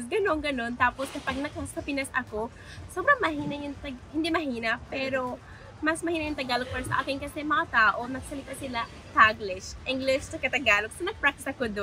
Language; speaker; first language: Filipino; non-native, learner; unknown